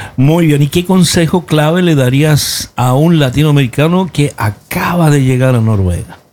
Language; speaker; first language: Spanish; native; Spanish